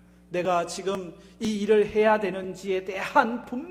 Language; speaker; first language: Korean; native; Korean